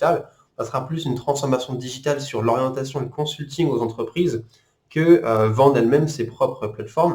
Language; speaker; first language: French; native; French